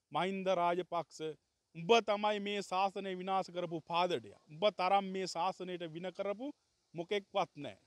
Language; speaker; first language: Sinhala; native; Sinhala